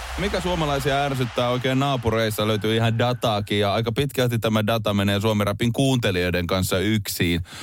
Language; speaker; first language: Finnish; native; Finnish